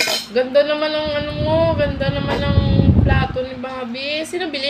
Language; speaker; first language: Filipino; non-native, local second language; Hiligaynon